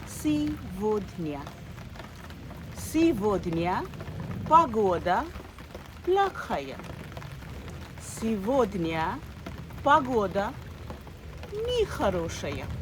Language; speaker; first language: Russian; non-native, fluent; Bangla